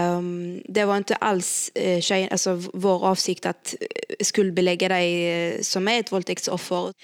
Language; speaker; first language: Swedish; early bilingual, other home language; Arabic